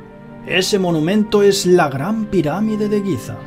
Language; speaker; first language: Spanish; native; Spanish